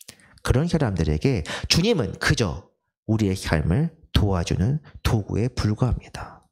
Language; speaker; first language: Korean; native; Korean